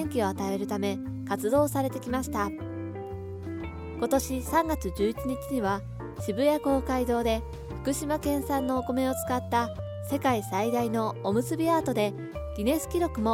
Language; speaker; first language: Japanese; native; Japanese